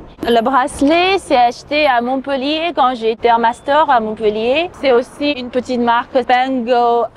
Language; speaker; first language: French; non-native, fluent; Chinese